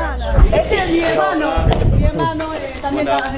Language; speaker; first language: Spanish; early bilingual, other home language; Chinese